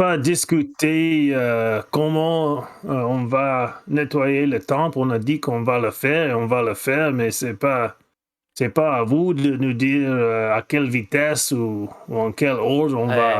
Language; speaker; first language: French; non-native, fluent; English